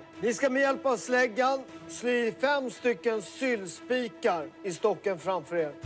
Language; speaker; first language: Swedish; native; Swedish